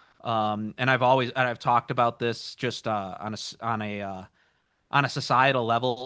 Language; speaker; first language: English; native; English